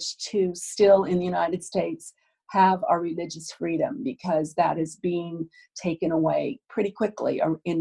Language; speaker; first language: English; native; English